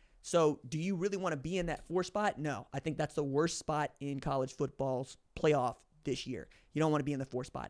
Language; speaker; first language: English; native; English